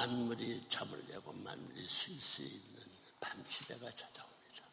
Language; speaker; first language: Korean; native; Korean